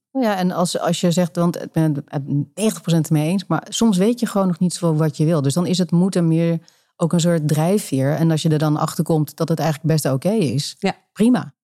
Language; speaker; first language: Dutch; native; Dutch